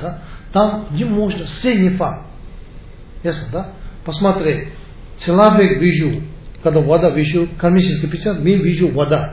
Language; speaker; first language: Russian; non-native, learner; Tibetan